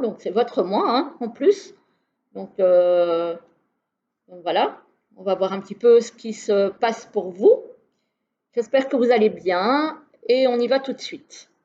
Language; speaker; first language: French; native; French